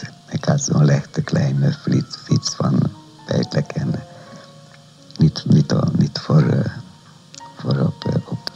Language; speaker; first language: Dutch; non-native, fluent; Hungarian